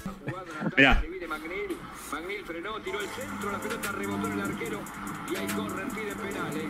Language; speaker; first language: Spanish; native; Spanish